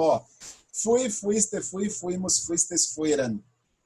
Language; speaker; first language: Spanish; non-native, fluent; Portuguese